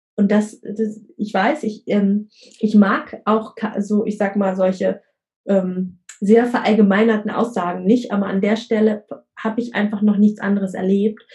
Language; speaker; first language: German; early bilingual, other home language; Vietnamese